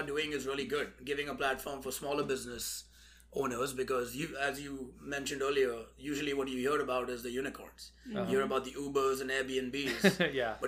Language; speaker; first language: English; non-native, local second language; Hindi